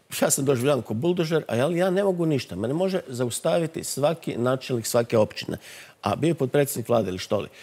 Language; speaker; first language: Croatian; native; Croatian